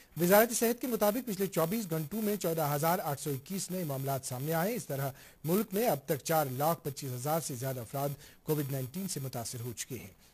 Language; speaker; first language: Urdu; non-native, local second language; Kashmiri